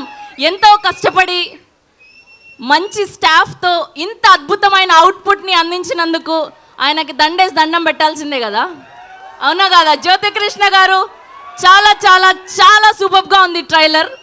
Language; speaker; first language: Telugu; native; Telugu